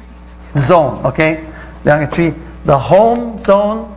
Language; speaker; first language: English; non-native, fluent; Chinese